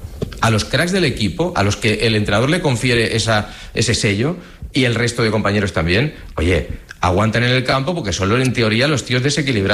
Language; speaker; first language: Spanish; native; Spanish